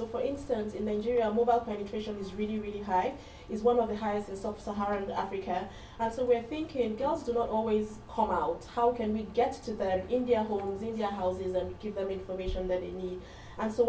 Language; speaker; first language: English; non-native, local second language; Hausa